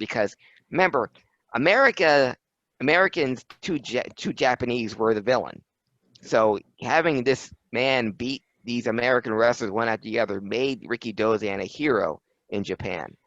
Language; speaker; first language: English; native; English